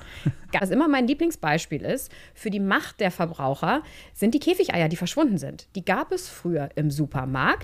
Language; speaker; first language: German; native; German